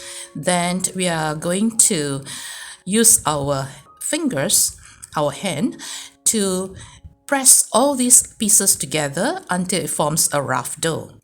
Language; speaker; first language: English; native; English